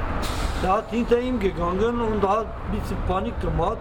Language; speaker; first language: German; non-native, learner; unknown